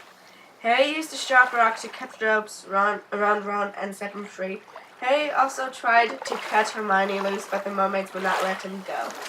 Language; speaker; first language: English; native; English